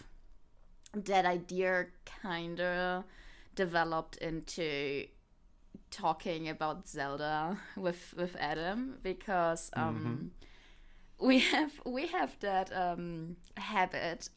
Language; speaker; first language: English; non-native, fluent; German